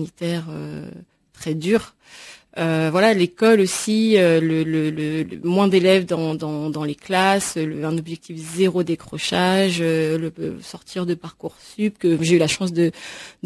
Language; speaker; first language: French; native; French